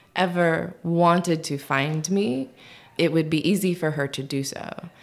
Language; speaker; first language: English; early bilingual, other home language; Korean